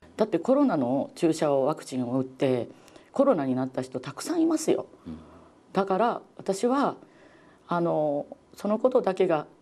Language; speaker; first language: Japanese; native; Japanese